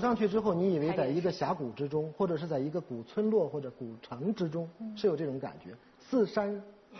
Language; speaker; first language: Chinese; native; Chinese